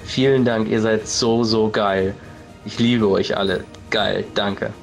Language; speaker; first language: German; native; German